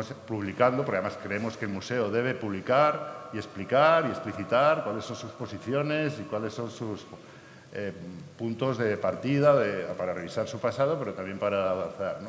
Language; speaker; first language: Spanish; native; Spanish